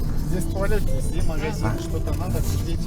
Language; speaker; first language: Russian; non-native, local second language; Kyrgyz